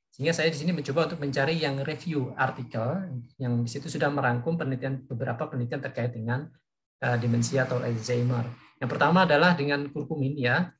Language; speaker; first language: Indonesian; native; Indonesian